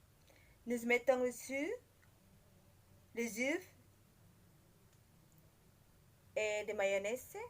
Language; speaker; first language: French; non-native, learner; Indonesian